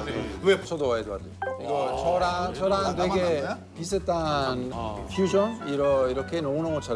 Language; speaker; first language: Korean; non-native, learner; Italian